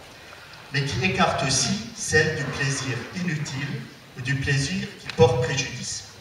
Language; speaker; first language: French; native; French